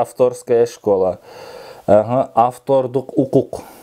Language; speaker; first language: Russian; non-native, local second language; Kyrgyz